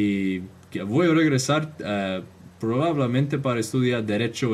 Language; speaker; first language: Spanish; early bilingual, heritage; Spanish